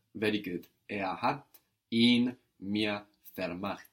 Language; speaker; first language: German; non-native, fluent; English